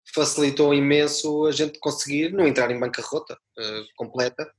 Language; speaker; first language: Portuguese; native; Portuguese